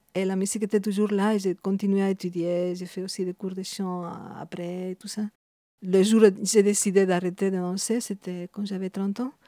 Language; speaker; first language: French; non-native, fluent; Spanish